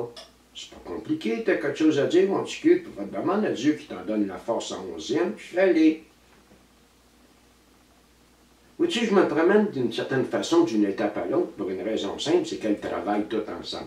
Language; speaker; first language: French; native; French